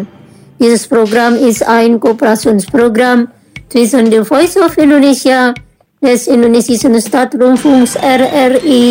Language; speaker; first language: German; non-native, fluent; Indonesian